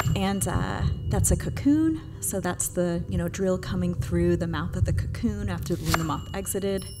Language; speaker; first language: English; native; English